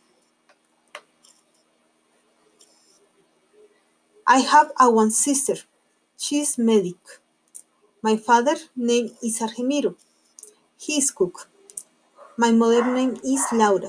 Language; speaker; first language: English; non-native, learner; Spanish